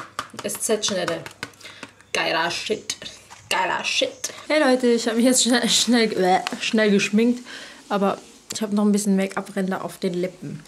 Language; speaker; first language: German; native; German